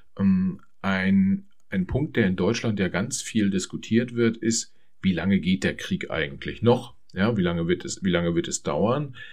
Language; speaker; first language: German; native; German